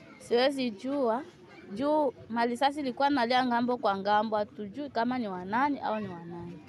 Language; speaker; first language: Swahili; native; Swahili